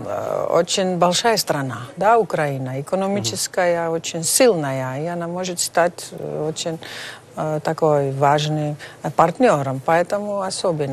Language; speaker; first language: Russian; non-native, fluent; Dutch